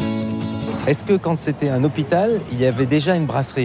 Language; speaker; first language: French; native; French